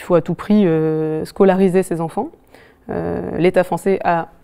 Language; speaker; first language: French; native; French